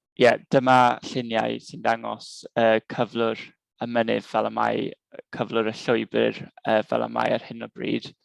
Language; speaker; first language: Welsh; native; Welsh